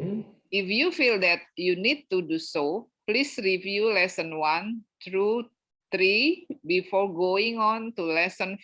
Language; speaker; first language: English; non-native, learner; Indonesian